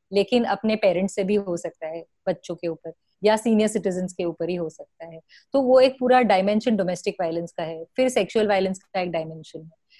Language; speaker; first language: Hindi; non-native, local second language; Marathi